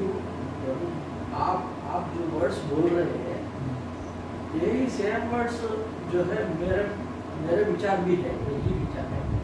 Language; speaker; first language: Hindi; non-native, local second language; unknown